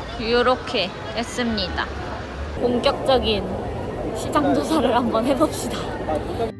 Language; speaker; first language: Korean; native; Korean